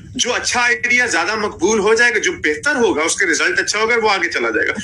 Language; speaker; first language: Urdu; native; Urdu